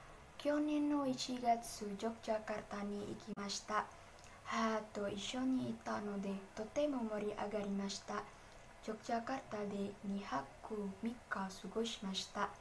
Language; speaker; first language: Japanese; non-native, learner; Indonesian